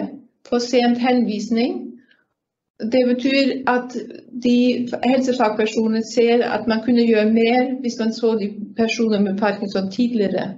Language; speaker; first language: Norwegian; non-native, fluent; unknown